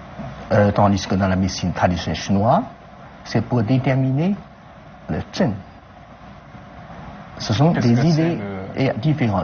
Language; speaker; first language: French; non-native, fluent; Chinese